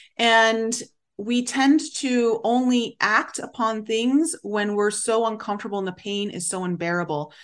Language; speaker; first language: English; native; English